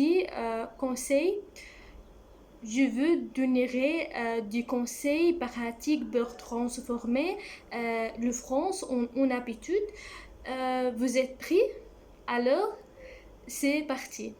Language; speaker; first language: French; non-native, learner; Arabic